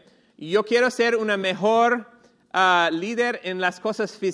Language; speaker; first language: Spanish; non-native, fluent; English